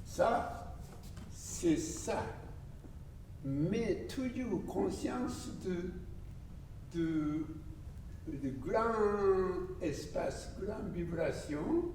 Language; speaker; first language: French; non-native, learner; Japanese